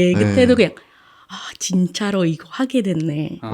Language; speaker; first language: Korean; non-native, fluent; Indonesian